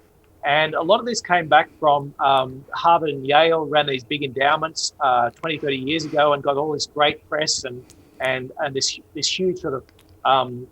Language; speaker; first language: English; native; English